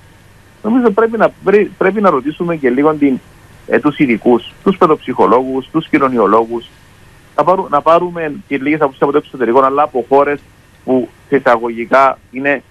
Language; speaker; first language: Greek; native; Greek